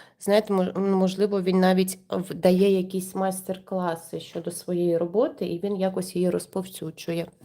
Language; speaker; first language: Ukrainian; non-native, local second language; Russian